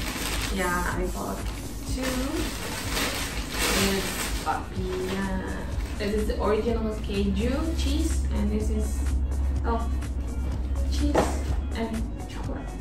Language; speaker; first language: English; non-native, fluent; Indonesian